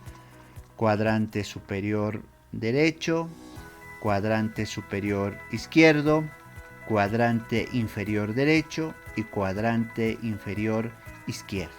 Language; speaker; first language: Spanish; native; Spanish